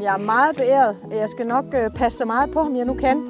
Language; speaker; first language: Danish; native; Danish